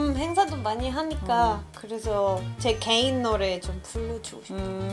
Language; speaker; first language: Korean; non-native, fluent; Spanish